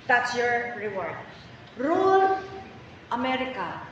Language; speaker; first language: English; non-native, local second language; Filipino